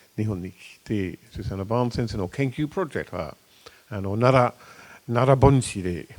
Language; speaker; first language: Japanese; non-native, fluent; English